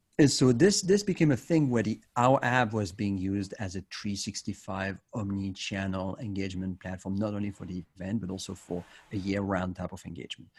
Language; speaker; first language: English; non-native, fluent; French